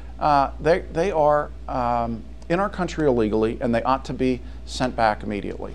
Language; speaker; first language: English; native; English